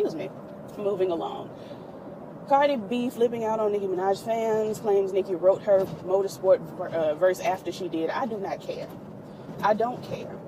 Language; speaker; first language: English; native; English